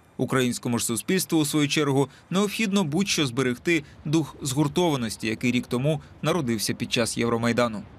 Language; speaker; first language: Ukrainian; native; Ukrainian